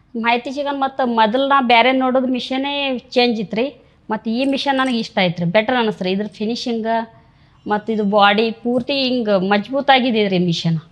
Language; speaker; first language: Kannada; native; Kannada